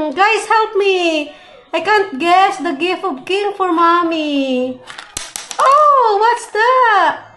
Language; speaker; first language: English; non-native, local second language; Filipino